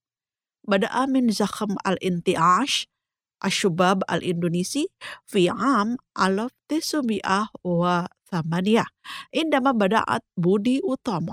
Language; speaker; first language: Arabic; non-native, fluent; Indonesian